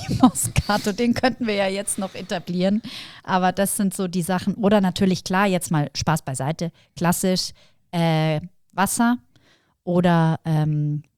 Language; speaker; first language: German; native; German